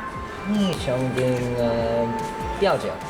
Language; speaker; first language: Chinese; non-native, learner; English